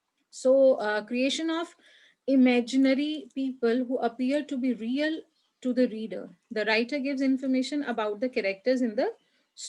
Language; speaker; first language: English; non-native, local second language; Hindi